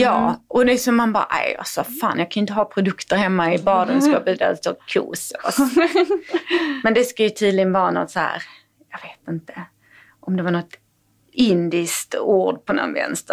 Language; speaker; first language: Swedish; native; Swedish